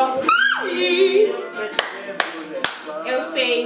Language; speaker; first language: Portuguese; non-native, learner; Dutch